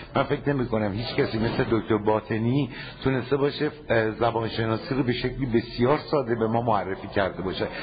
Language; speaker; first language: Persian; non-native, fluent; German